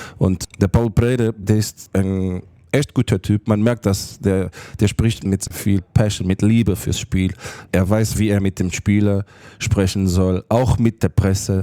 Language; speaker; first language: German; non-native, fluent; Portuguese